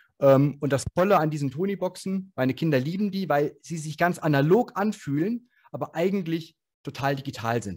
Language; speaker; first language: German; native; German